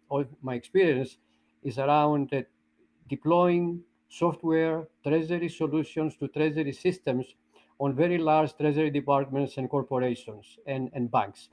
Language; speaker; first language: English; non-native, fluent; Greek